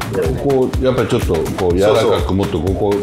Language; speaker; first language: Japanese; native; Japanese